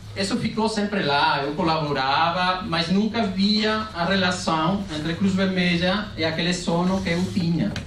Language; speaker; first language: Portuguese; non-native, fluent; Spanish